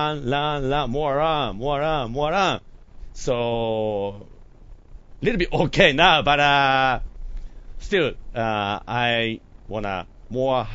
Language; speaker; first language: English; non-native, learner; Japanese